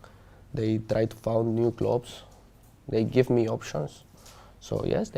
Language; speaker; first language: English; non-native, learner; Spanish